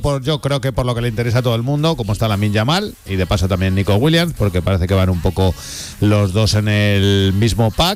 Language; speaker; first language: Spanish; native; Spanish